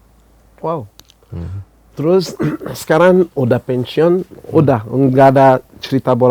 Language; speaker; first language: Indonesian; non-native, fluent; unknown